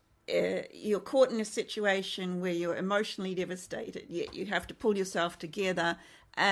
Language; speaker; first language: English; native; English